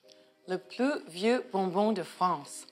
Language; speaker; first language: French; non-native, learner; English